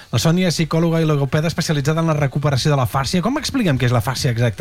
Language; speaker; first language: Catalan; native; Catalan